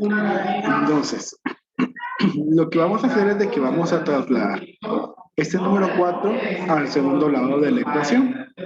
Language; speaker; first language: Spanish; native; Spanish